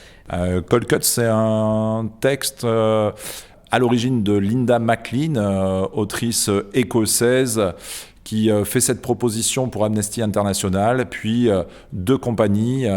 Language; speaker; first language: French; native; French